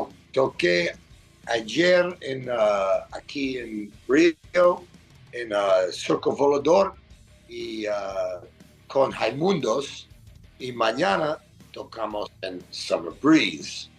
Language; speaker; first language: Spanish; non-native, learner; English